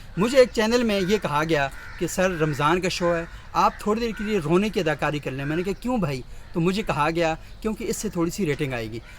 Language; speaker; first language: Urdu; non-native, local second language; Northern Hindko